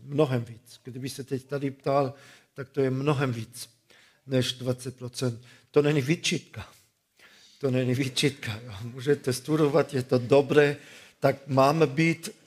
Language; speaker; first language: Czech; non-native, fluent; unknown